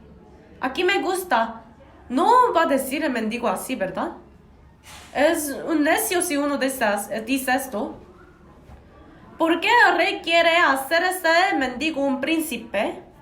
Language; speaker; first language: Spanish; non-native, fluent; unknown